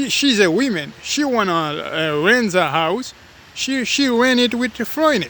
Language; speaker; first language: English; non-native, learner; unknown